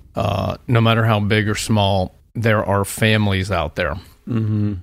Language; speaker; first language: English; native; English